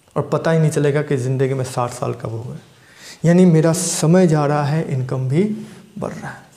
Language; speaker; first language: Hindi; non-native, local second language; Bangla